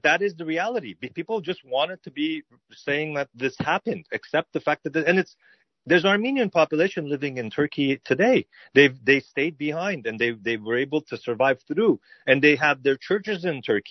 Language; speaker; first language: English; native; English